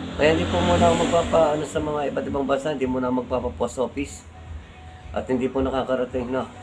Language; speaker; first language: Filipino; native; Filipino